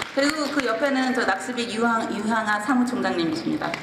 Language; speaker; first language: Korean; native; Korean